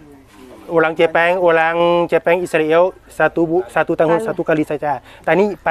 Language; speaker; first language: Indonesian; non-native, learner; Thai